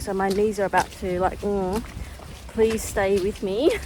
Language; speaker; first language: English; native; English